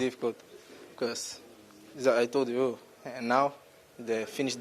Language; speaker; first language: English; non-native, learner; Portuguese